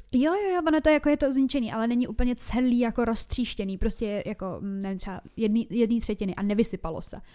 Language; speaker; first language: Czech; native; Czech